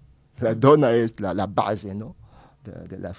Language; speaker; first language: Catalan; non-native, fluent; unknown